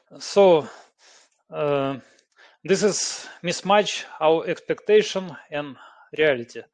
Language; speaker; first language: English; non-native, learner; Russian